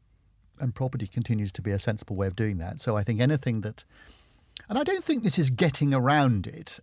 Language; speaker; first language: English; native; English